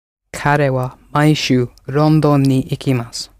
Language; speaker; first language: Japanese; non-native, learner; English